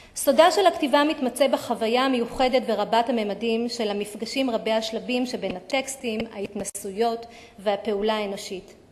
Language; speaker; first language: Hebrew; native; Hebrew